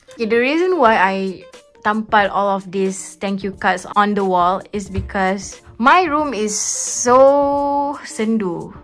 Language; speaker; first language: English; non-native, local second language; Malay